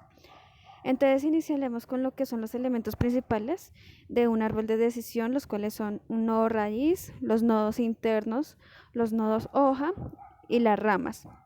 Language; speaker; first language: Spanish; native; Spanish